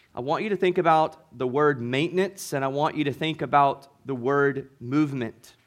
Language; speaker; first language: English; native; English